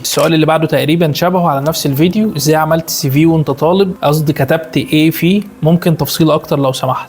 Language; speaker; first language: Arabic; native; Arabic